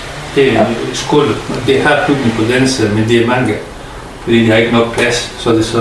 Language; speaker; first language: Danish; non-native, learner; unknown